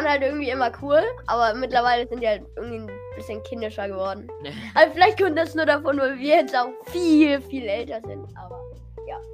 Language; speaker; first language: German; native; German